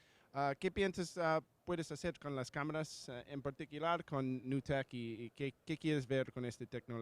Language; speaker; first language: Spanish; non-native, learner; English